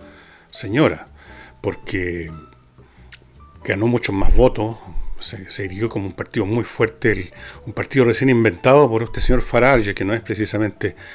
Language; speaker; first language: Spanish; native; Spanish